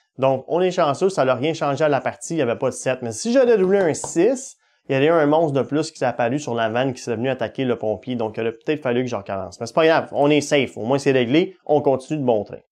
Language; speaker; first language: French; native; French